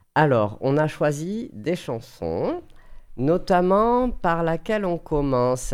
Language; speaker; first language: French; native; French